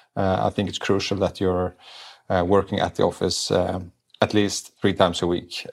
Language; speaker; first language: English; non-native, fluent; Swedish